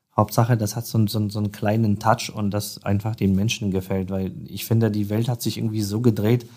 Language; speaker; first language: German; non-native, fluent; Polish